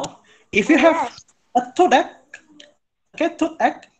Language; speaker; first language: English; non-native, fluent; Indonesian